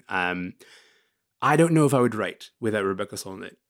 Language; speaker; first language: English; early bilingual, other home language; Arabic